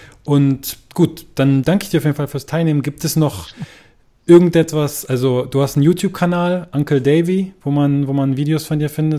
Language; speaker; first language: German; native; German